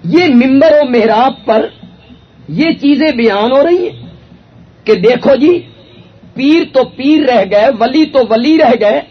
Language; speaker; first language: Urdu; non-native, local second language; Punjabi